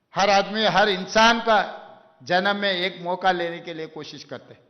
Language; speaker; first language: Hindi; non-native, local second language; Telugu